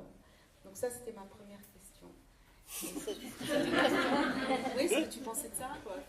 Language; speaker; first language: French; native; French